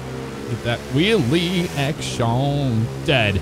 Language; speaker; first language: English; native; English